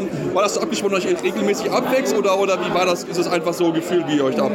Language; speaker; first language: German; native; German